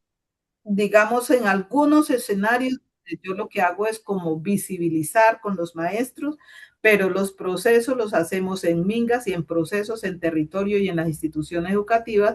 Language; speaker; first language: Spanish; native; Spanish